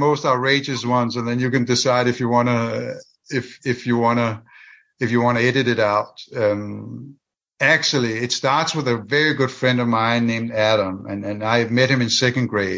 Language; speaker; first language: English; non-native, fluent; Danish